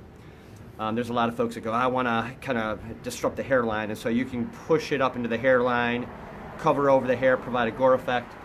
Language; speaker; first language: English; native; English